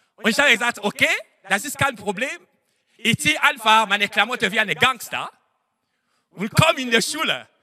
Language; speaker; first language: German; non-native, fluent; French